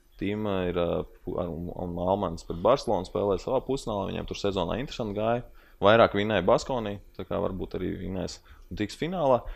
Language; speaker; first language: Latvian; native; Latvian